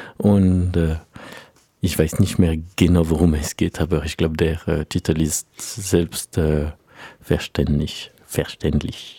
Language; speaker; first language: German; non-native, learner; French